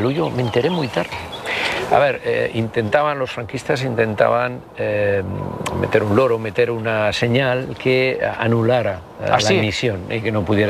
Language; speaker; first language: Spanish; native; Spanish